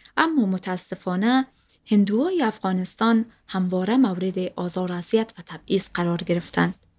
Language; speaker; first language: Persian; native; Persian